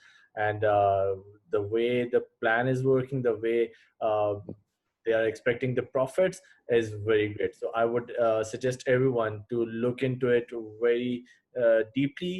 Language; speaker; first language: English; non-native, fluent; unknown